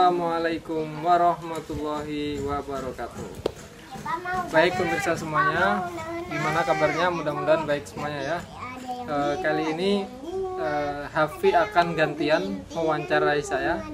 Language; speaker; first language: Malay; non-native, local second language; Javanese